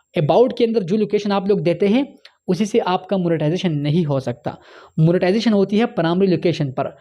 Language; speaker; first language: Urdu; non-native, local second language; Punjabi